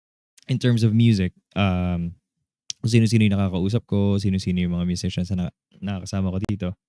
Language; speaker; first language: Filipino; native; Filipino